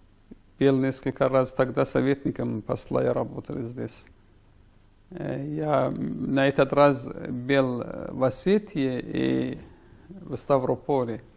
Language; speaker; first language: Russian; non-native, fluent; Persian